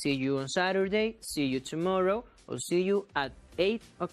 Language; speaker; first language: English; non-native, fluent; Spanish